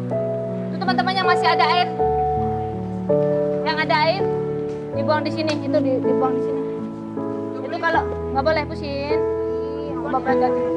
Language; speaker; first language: Indonesian; non-native, local second language; Javanese